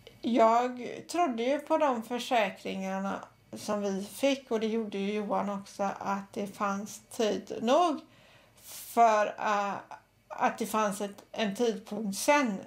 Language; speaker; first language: Swedish; native; Swedish